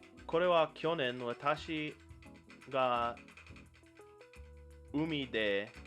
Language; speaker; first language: Japanese; non-native, learner; English